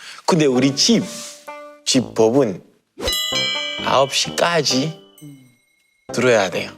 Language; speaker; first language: Korean; non-native, learner; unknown